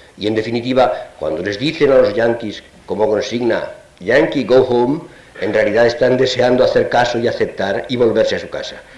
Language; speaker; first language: Spanish; native; Spanish